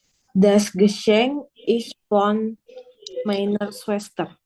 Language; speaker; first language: German; non-native, learner; Indonesian